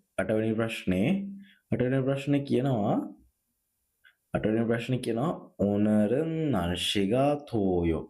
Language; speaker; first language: Korean; non-native, fluent; Sinhala